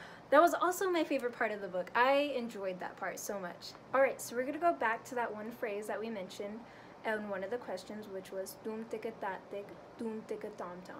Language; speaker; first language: English; native; English